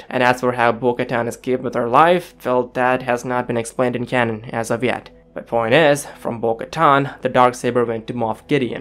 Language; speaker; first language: English; native; English